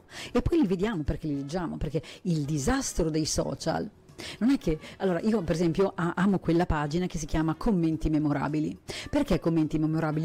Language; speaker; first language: Italian; native; Italian